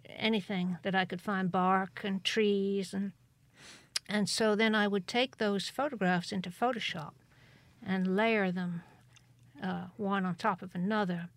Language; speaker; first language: English; native; English